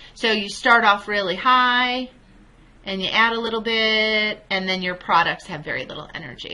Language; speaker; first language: English; native; English